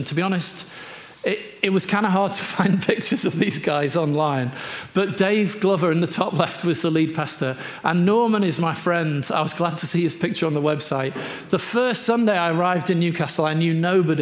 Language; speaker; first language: English; native; English